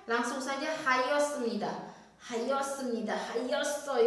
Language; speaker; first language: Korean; non-native, fluent; Indonesian